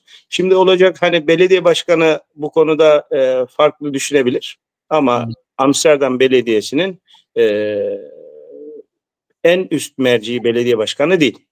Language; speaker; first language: Turkish; early bilingual, heritage; Turkish